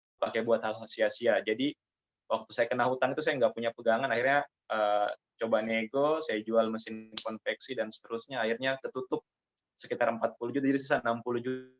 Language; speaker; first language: Indonesian; native; Indonesian